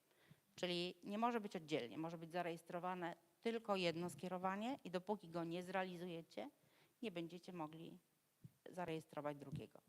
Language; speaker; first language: Polish; native; Polish